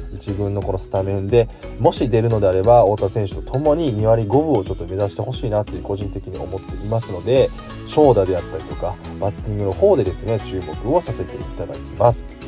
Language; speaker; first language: Japanese; native; Japanese